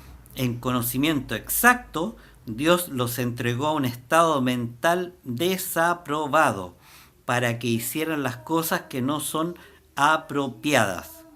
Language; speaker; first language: Spanish; native; Spanish